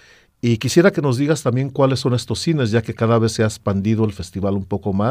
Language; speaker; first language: Spanish; native; Spanish